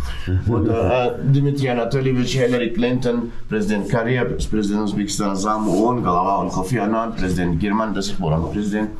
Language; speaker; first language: Russian; non-native, learner; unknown